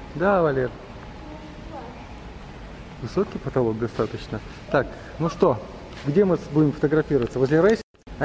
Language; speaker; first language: Russian; native; Russian